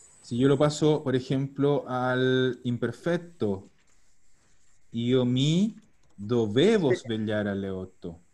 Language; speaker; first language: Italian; non-native, fluent; Spanish